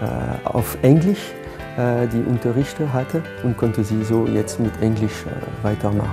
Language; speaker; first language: German; non-native, fluent; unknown